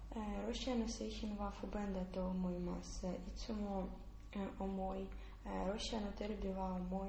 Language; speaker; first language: Japanese; non-native, learner; Russian